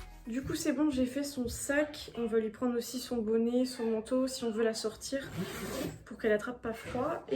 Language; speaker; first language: French; native; French